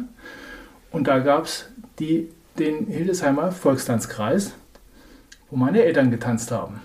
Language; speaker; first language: German; native; German